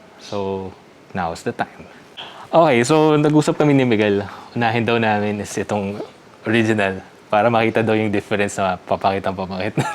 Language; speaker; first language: Filipino; native; Filipino